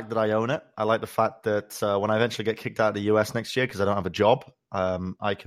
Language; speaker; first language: English; native; English